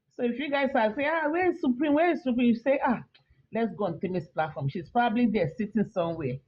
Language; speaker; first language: English; non-native, local second language; Yoruba